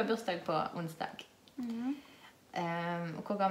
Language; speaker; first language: Norwegian; native; Norwegian